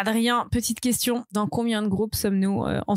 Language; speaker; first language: French; native; French